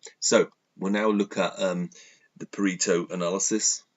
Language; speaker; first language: English; native; English